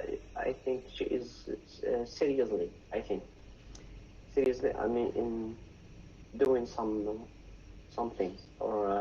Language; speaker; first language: English; non-native, learner; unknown